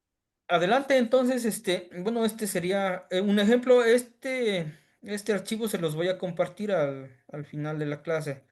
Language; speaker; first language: Spanish; native; Spanish